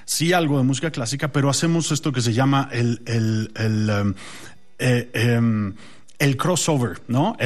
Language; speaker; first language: Spanish; native; Spanish